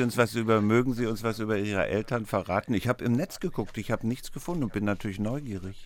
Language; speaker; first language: German; native; German